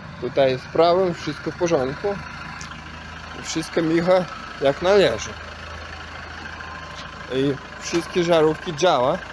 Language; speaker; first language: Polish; non-native, learner; Ukrainian